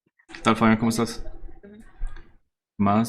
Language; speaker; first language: Spanish; native; Spanish